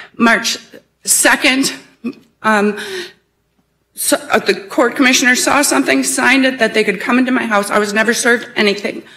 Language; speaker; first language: English; native; English